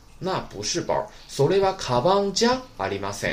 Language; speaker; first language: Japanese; non-native, fluent; Chinese